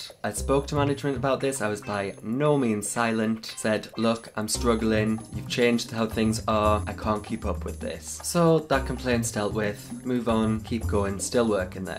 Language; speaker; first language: English; native; English